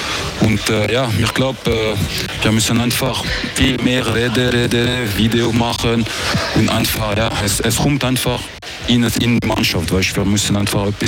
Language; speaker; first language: German; non-native, local second language; French